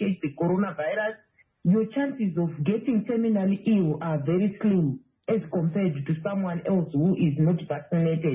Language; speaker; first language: English; non-native, local second language; Shona